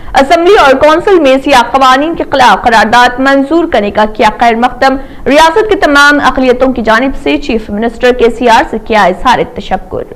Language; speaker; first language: Urdu; native; Urdu